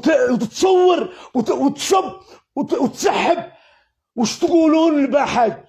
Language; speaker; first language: Arabic; native; Arabic